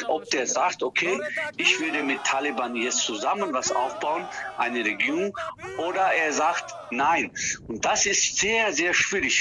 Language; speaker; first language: German; non-native, fluent; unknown